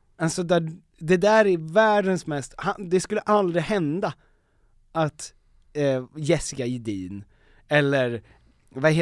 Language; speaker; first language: Swedish; native; Swedish